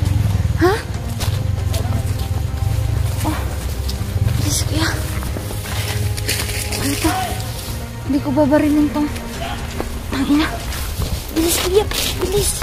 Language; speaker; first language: Filipino; non-native, local second language; Cebuano